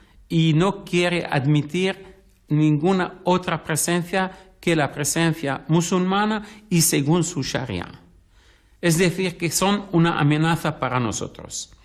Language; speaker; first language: Spanish; non-native, fluent; Arabic